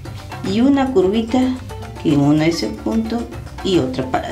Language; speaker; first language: Spanish; native; Spanish